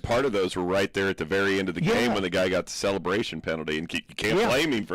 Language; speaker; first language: English; native; English